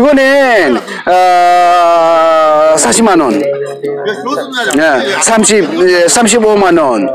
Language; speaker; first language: Korean; non-native, fluent; Tibetan